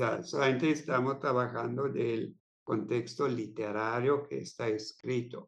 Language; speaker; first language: Spanish; non-native, fluent; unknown